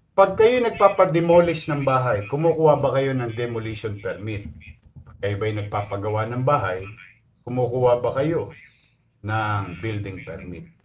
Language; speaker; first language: Filipino; native; Filipino